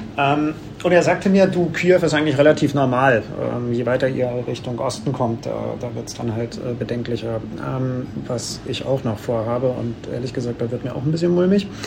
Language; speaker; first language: German; native; German